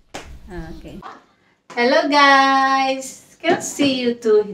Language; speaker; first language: English; non-native, learner; Malay